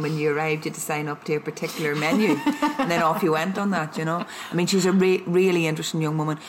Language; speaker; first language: English; native; English